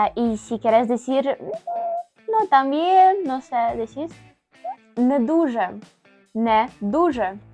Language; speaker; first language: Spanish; non-native, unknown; Ukrainian